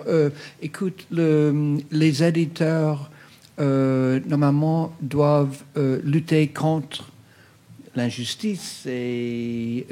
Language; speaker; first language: French; non-native, fluent; English